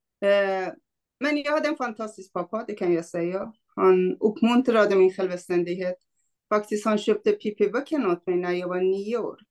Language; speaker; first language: Swedish; non-native, fluent; Kurdish